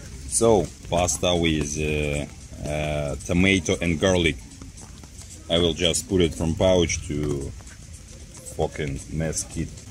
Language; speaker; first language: English; non-native, fluent; Russian